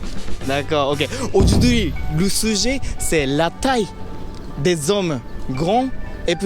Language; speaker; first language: French; non-native, learner; Japanese